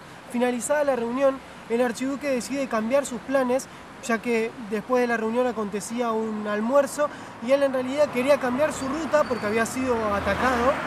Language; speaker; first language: Spanish; native; Spanish